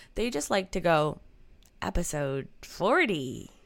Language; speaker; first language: English; native; English